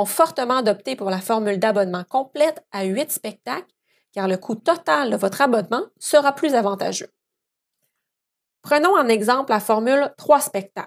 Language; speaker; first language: French; native; French